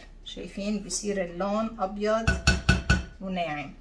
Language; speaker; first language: Arabic; native; Arabic